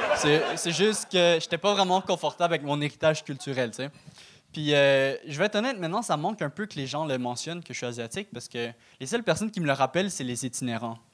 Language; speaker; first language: French; early bilingual, other home language; Arabic